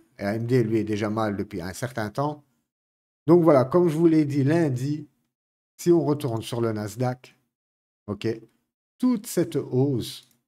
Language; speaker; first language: French; native; French